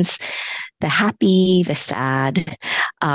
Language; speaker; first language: English; early bilingual, other home language; Cantonese